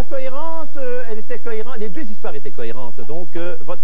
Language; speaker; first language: French; native; French